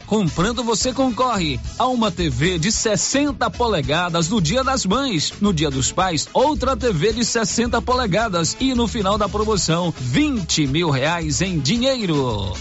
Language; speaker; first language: Portuguese; native; Portuguese